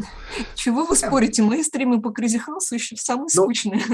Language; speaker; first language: Russian; native; Russian